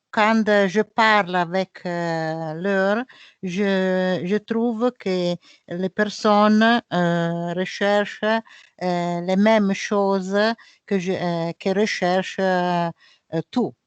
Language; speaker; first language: French; non-native, learner; Italian